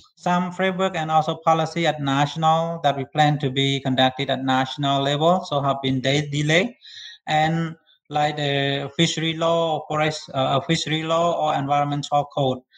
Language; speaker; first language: English; non-native, learner; Khmer